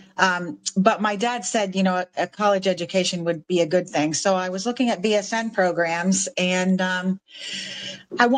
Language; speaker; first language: English; native; English